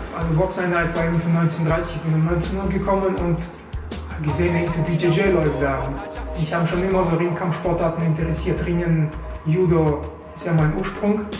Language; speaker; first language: German; non-native, fluent; Russian